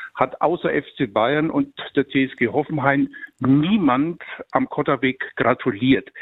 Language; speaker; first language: German; native; German